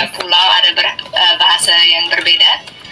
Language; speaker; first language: Indonesian; non-native, fluent; English